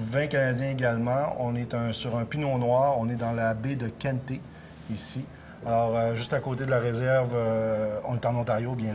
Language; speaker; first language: French; native; French